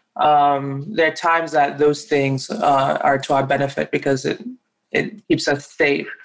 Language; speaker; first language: English; non-native, local second language; Yoruba